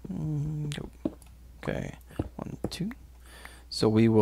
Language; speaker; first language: English; native; English